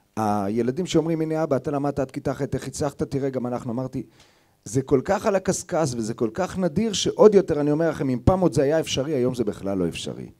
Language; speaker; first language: Hebrew; native; Hebrew